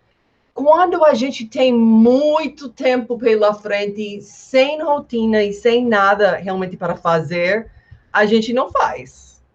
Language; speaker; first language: Portuguese; non-native, fluent; English